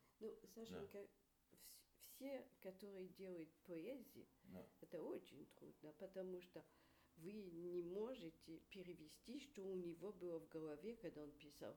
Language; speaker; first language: Russian; early bilingual, heritage; Russian